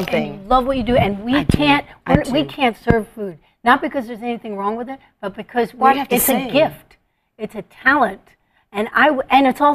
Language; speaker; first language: English; native; English